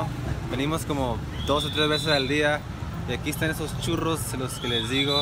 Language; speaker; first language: Spanish; native; Spanish